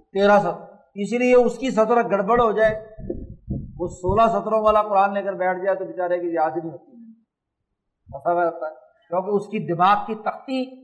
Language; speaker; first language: Urdu; non-native, local second language; Punjabi